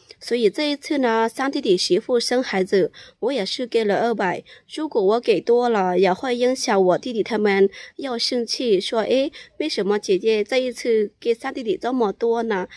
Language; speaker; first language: Chinese; non-native, fluent; Lao